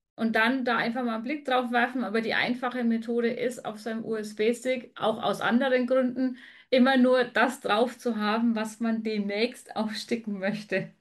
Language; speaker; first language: German; native; German